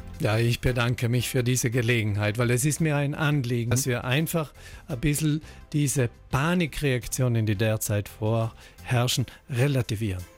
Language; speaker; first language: German; native; German